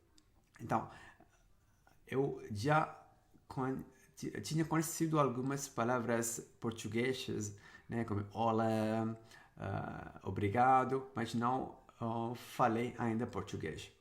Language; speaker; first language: Portuguese; non-native, fluent; Sinhala